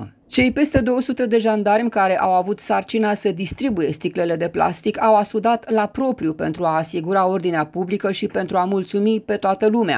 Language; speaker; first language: Romanian; native; Romanian